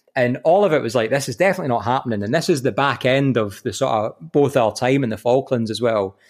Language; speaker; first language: English; native; English